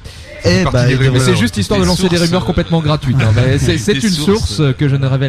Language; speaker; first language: French; native; French